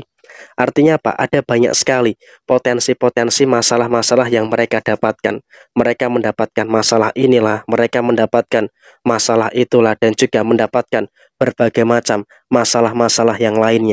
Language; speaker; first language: Indonesian; native; Indonesian